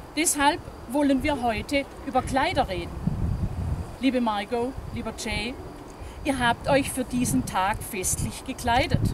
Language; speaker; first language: German; native; German